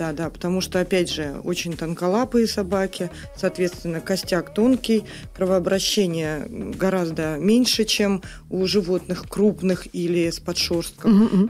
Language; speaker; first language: Russian; native; Russian